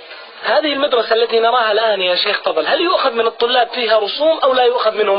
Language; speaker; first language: Arabic; native; Arabic